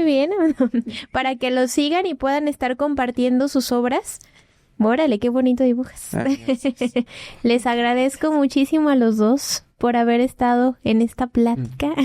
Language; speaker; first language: Spanish; native; Spanish